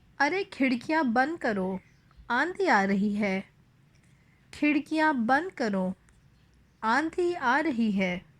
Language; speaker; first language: Urdu; native; Urdu